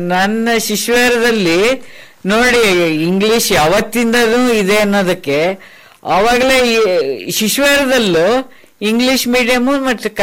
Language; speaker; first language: Kannada; non-native, local second language; Konkani